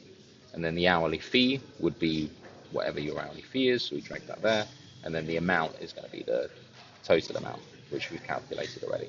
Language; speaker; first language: English; native; English